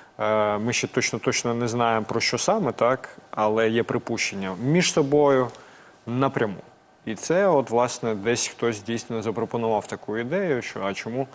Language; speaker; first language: Ukrainian; native; Ukrainian